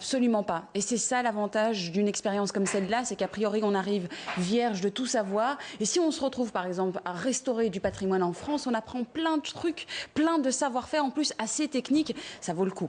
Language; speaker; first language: French; native; French